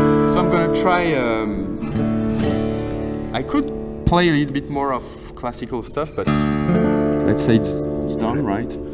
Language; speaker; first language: English; non-native, fluent; French